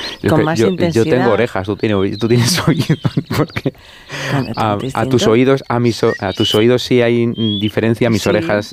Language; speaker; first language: Spanish; native; Spanish